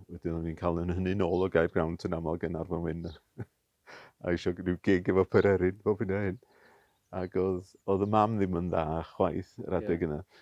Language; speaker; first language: Welsh; native; Welsh